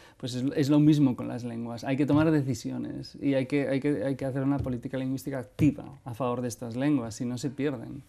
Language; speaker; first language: Spanish; non-native, local second language; Basque